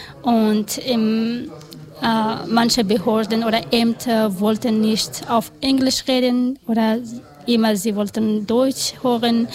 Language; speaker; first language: German; non-native, learner; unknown